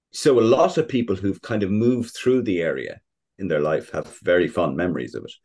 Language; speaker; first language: English; native; English